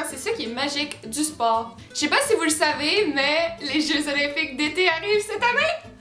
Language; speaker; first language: French; native; French